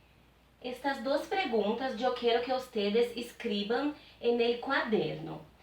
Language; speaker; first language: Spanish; non-native, fluent; Portuguese